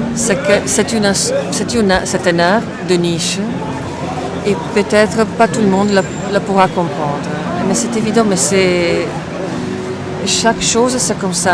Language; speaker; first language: French; non-native, fluent; Italian